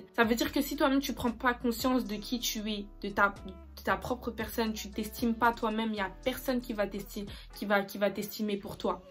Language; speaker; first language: French; native; French